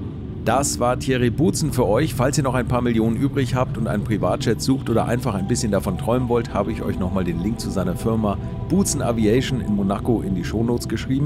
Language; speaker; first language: German; native; German